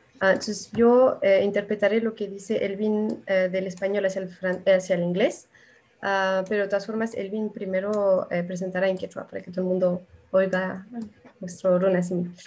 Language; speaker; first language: Spanish; non-native, fluent; French